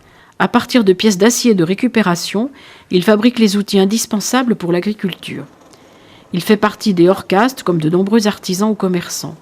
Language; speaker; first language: French; native; French